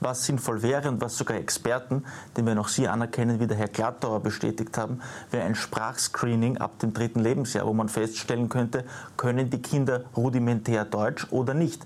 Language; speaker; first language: German; native; German